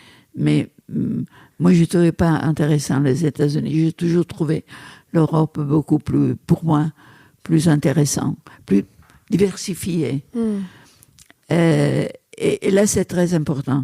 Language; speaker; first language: French; non-native, fluent; Italian